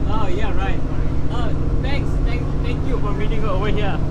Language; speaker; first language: English; non-native, local second language; Bangla